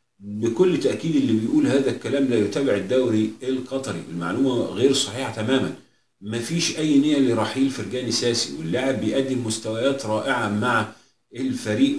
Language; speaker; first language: Arabic; native; Arabic